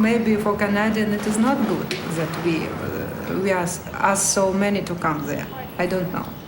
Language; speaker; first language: English; non-native, learner; Russian